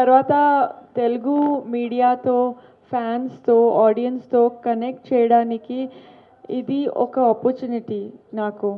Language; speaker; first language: Telugu; non-native, fluent; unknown